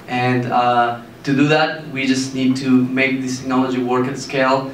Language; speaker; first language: English; non-native, fluent; Spanish